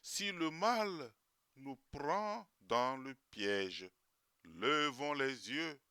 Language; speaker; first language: French; native; French